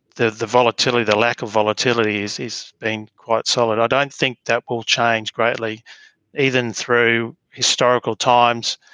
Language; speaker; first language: English; native; English